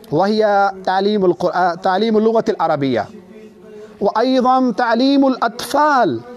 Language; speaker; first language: Arabic; non-native, fluent; Urdu